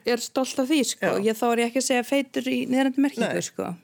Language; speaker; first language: Icelandic; native; Icelandic